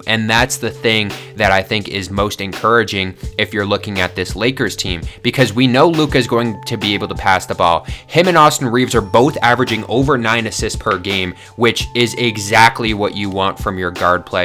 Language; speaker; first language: English; native; English